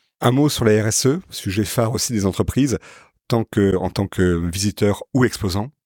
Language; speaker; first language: French; native; French